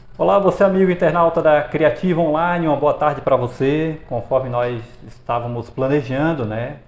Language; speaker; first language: Portuguese; native; Portuguese